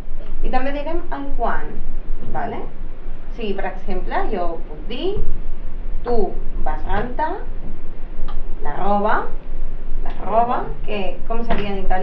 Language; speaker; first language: Catalan; native; Catalan